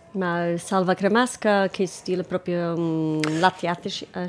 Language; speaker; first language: Italian; non-native, fluent; English